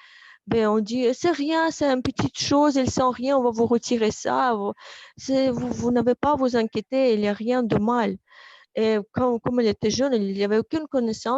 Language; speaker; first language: French; non-native, fluent; Russian